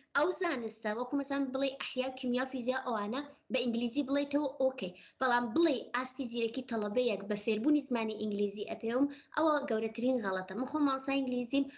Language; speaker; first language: Central Kurdish; non-native, local second language; Gurani